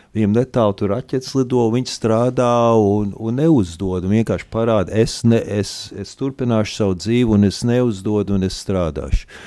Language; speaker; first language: Latvian; early bilingual, heritage; Latvian